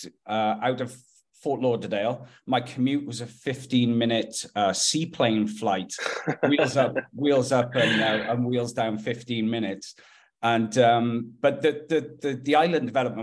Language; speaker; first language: English; native; English